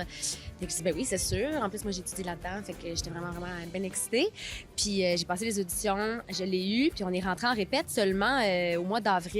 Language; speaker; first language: French; native; French